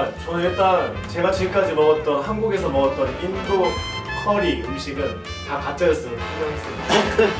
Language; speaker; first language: Korean; native; Korean